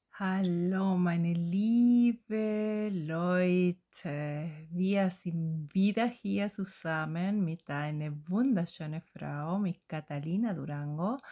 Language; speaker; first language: German; non-native, fluent; Spanish